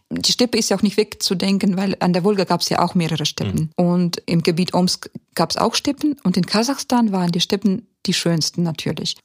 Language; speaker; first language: German; early bilingual, heritage; German